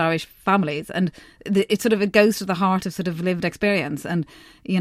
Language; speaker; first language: English; native; English